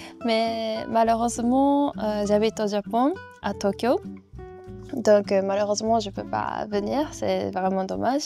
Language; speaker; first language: French; non-native, fluent; Japanese